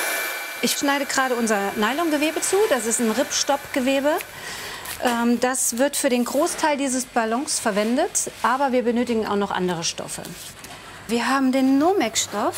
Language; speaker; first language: German; native; German